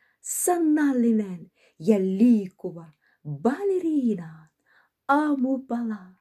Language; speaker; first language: Finnish; non-native, learner; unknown